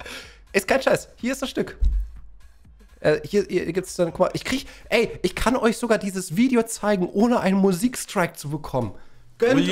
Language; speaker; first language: German; native; German